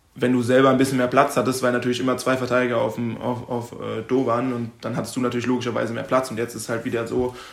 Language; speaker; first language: German; native; German